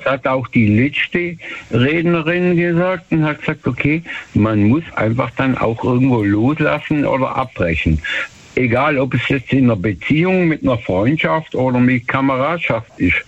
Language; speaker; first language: German; native; German